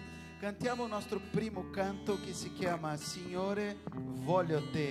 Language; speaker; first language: Italian; non-native, fluent; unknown